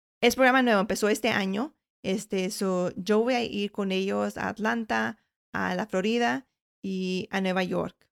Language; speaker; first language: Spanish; early bilingual, heritage; Spanish